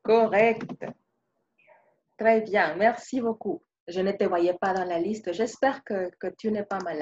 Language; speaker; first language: French; non-native, fluent; Spanish